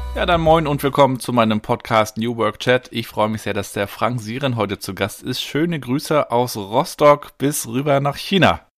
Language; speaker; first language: German; native; German